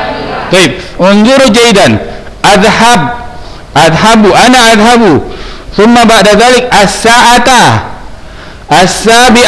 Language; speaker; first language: Arabic; non-native, fluent; Indonesian